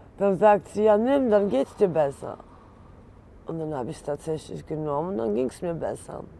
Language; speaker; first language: German; early bilingual, other home language; Polish